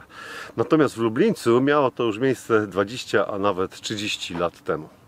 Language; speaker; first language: Polish; native; Polish